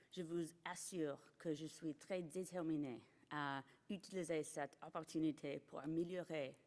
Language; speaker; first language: French; non-native, local second language; English